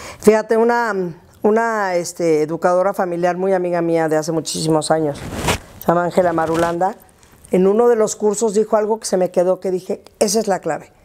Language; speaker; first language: Spanish; native; Spanish